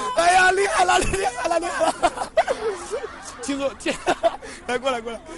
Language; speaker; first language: Chinese; native; Chinese